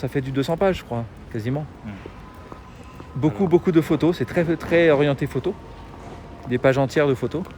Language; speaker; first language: French; native; French